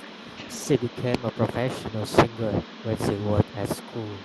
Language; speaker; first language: English; non-native, learner; Vietnamese